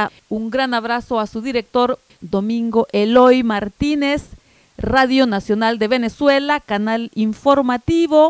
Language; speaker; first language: Spanish; native; Spanish